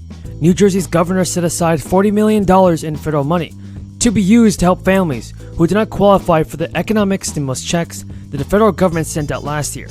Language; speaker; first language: English; native; English